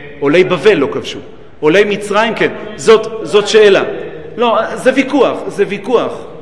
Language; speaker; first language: Hebrew; native; Hebrew